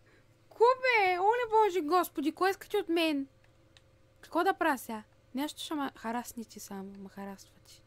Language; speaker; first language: Bulgarian; native; Bulgarian